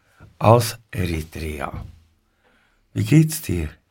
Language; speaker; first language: German; native; German